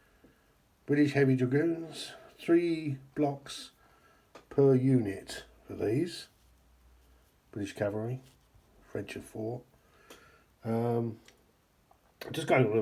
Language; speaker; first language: English; native; English